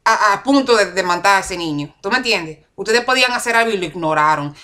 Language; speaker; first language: Spanish; early bilingual, heritage; Spanish